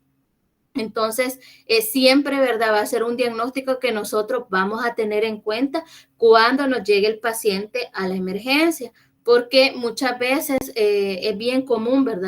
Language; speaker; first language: Spanish; native; Spanish